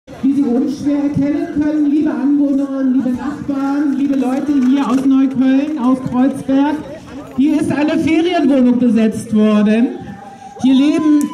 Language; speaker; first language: German; native; German